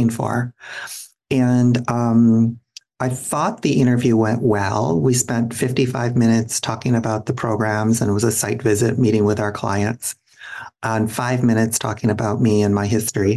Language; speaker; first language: English; native; English